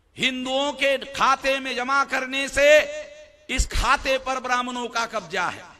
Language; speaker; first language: Hindi; non-native, local second language; Marathi